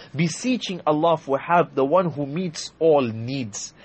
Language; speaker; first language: English; native; English